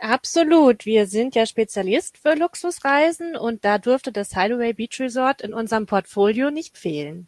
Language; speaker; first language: German; native; German